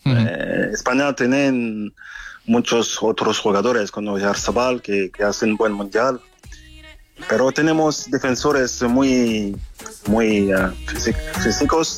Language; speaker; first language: Spanish; non-native, fluent; French